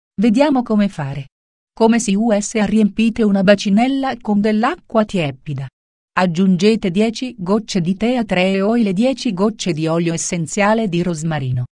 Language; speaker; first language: Italian; native; Italian